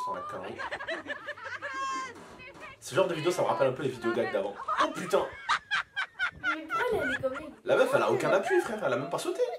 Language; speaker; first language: French; native; French